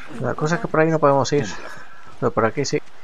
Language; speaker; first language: Spanish; native; Spanish